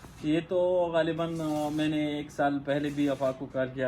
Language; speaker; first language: Hindi; non-native, local second language; Pashto